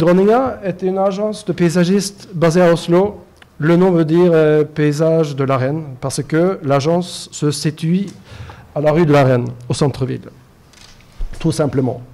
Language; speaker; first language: French; non-native, fluent; Norwegian